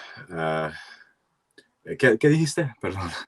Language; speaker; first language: Spanish; non-native, learner; English